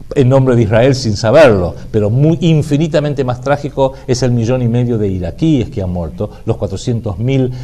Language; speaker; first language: Spanish; native; Spanish